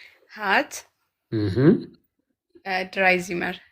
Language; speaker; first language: German; non-native, learner; Amharic